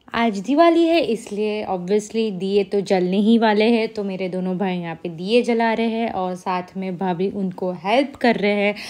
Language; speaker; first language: Hindi; non-native, local second language; Gujarati